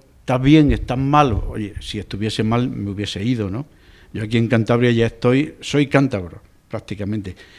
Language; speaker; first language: Spanish; native; Spanish